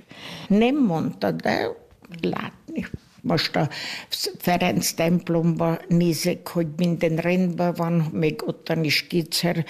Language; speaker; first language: Hungarian; early bilingual, heritage; Hungarian